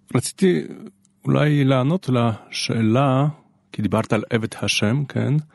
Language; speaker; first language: Hebrew; non-native, fluent; Polish